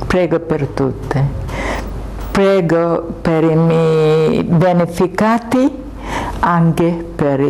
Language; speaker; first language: Italian; non-native, learner; Malayalam